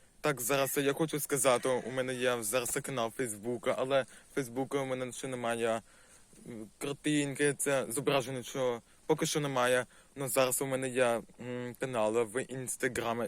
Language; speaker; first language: Ukrainian; non-native, local second language; Russian